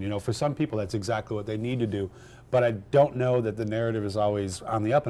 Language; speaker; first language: English; native; English